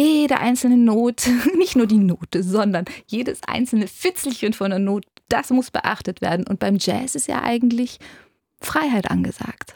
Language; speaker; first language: German; native; German